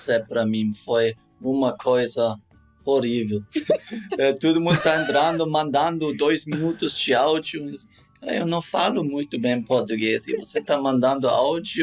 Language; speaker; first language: Portuguese; non-native, learner; German